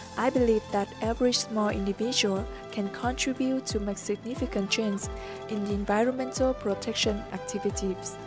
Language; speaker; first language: English; non-native, fluent; Vietnamese